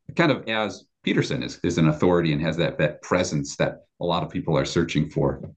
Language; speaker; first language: English; native; English